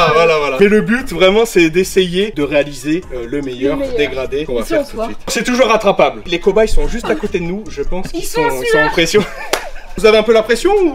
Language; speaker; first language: French; native; French